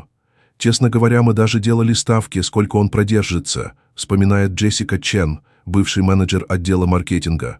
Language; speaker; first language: Russian; native; Russian